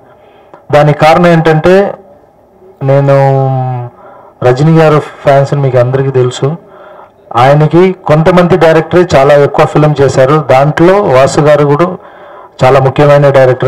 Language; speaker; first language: Telugu; non-native, local second language; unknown